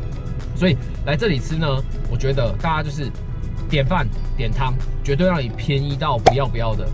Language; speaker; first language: Chinese; native; Chinese